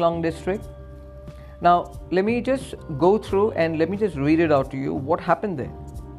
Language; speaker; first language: English; non-native, local second language; Assamese